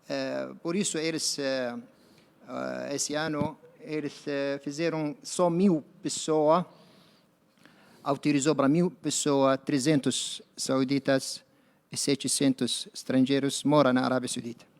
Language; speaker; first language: Portuguese; non-native, learner; Arabic